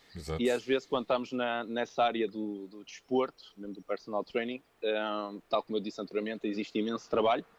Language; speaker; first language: Portuguese; early bilingual, other home language; French